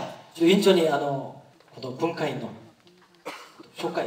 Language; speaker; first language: Japanese; non-native, fluent; Korean